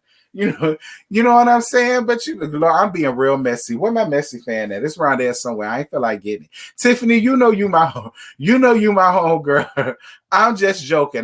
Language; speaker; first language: English; native; English